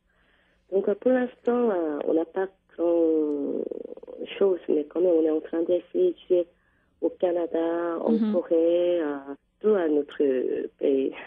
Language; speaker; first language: French; non-native, learner; Korean